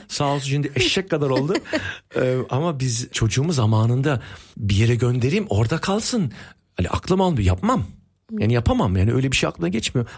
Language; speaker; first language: Turkish; early bilingual, heritage; Turkish